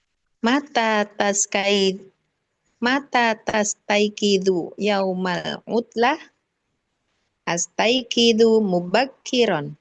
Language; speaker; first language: Arabic; non-native, learner; Indonesian